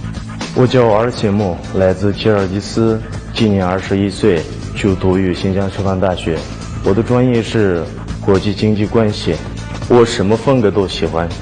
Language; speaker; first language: Chinese; non-native, fluent; Kyrgyz